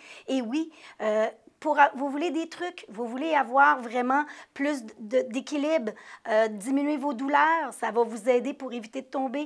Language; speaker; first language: French; native; French